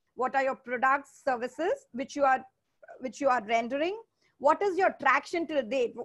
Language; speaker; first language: English; non-native, local second language; Hindi